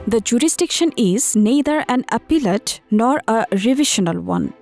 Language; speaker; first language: English; non-native, local second language; Bangla